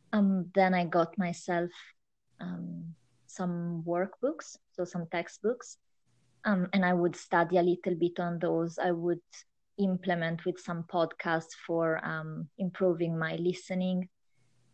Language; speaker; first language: English; non-native, fluent; Italian